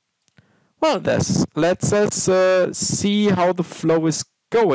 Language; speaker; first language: English; non-native, fluent; German